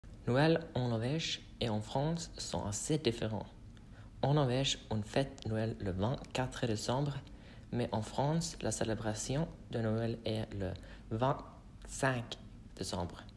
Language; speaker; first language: French; non-native, learner; Norwegian